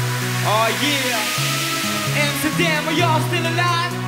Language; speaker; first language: English; native; English